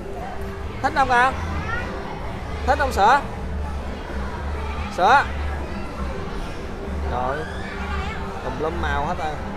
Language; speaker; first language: Vietnamese; native; Vietnamese